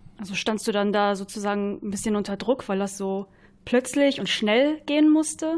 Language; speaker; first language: German; native; German